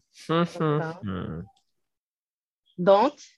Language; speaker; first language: English; non-native, learner; Portuguese